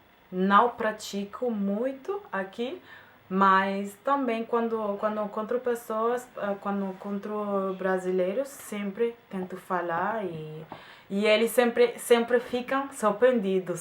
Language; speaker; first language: Portuguese; non-native, fluent; German